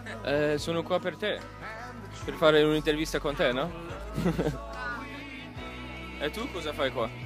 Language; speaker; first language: Italian; non-native, learner; German